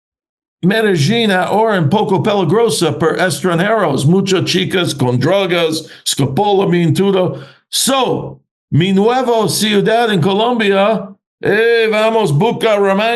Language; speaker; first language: Spanish; non-native, learner; English